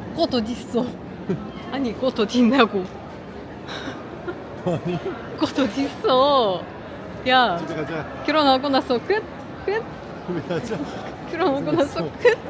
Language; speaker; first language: Korean; non-native, learner; Russian